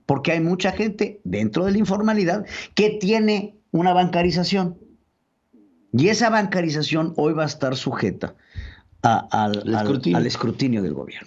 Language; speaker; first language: Spanish; native; Spanish